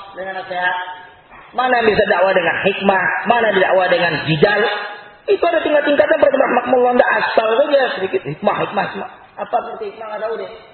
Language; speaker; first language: Indonesian; non-native, local second language; Minangkabau